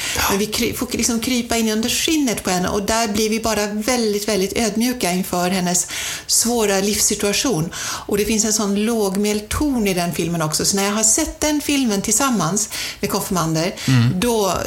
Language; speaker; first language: Swedish; non-native, fluent; German